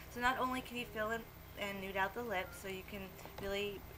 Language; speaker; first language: English; native; English